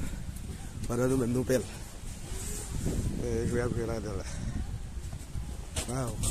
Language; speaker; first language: French; non-native, learner; Haitian Creole